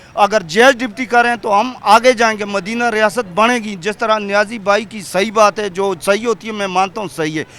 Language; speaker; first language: Urdu; non-native, local second language; Pashto